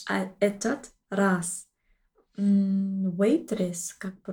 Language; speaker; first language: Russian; non-native, learner; English